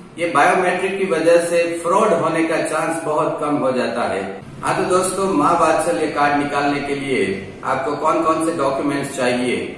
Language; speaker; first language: Hindi; non-native, local second language; Gujarati